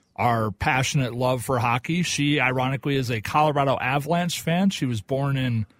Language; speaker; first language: English; native; English